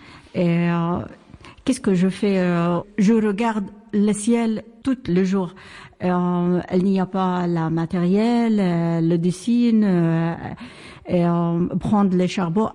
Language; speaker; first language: French; non-native, learner; Arabic